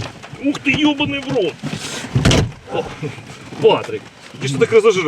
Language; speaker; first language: Russian; native; Russian